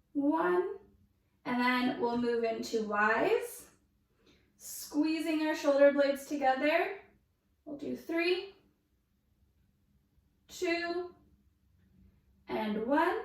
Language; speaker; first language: English; native; English